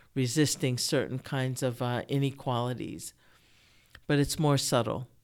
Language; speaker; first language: English; early bilingual, other home language; Japanese